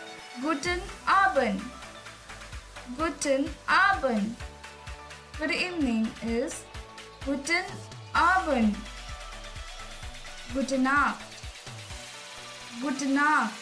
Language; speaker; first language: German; non-native, learner; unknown